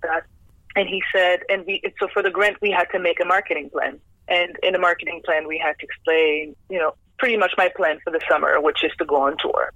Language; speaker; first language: English; non-native, fluent; French